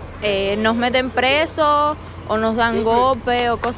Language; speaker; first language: Spanish; native; Spanish